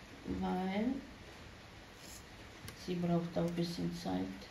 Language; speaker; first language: German; non-native, fluent; Croatian